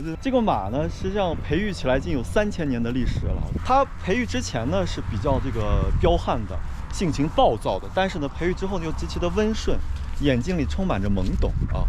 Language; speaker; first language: Chinese; native; Chinese